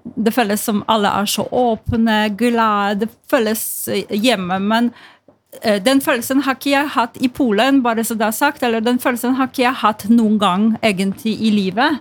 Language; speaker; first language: Norwegian; non-native, fluent; Polish